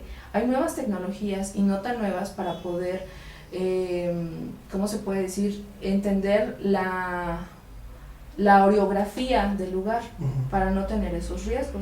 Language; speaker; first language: Spanish; native; Spanish